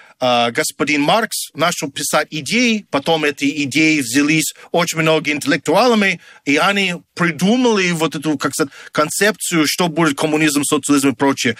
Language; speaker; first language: Russian; non-native, fluent; English